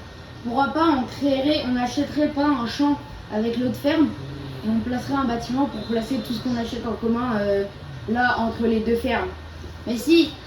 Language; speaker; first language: French; native; French